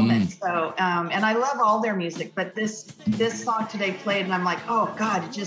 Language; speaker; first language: English; native; English